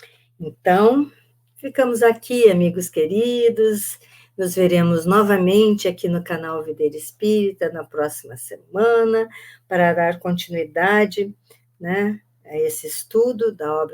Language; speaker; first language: Portuguese; native; Portuguese